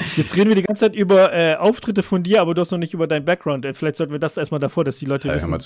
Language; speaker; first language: German; early bilingual, other home language; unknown